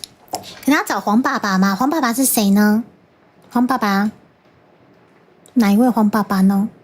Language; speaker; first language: Chinese; native; Chinese